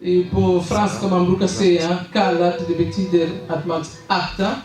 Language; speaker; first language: Swedish; non-native, learner; Swahili